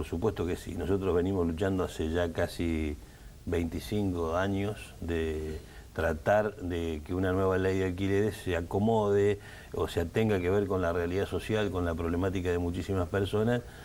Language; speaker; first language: Spanish; native; Spanish